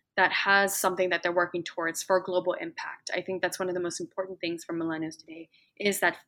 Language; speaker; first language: English; native; English